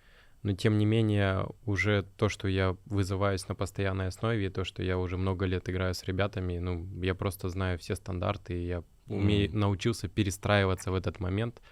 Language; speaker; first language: Russian; native; Russian